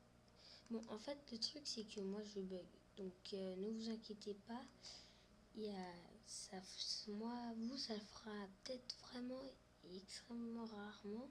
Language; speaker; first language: French; native; French